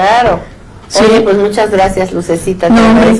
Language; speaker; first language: Spanish; native; Spanish